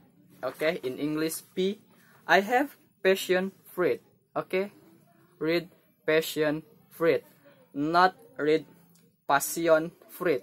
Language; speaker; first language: English; non-native, learner; Indonesian